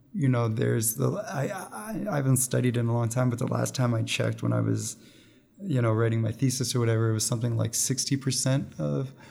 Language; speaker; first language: English; native; English